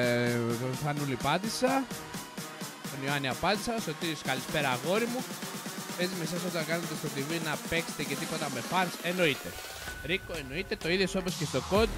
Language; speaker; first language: Greek; native; Greek